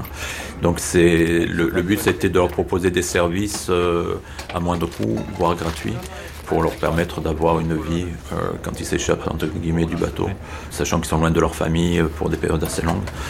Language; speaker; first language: French; native; French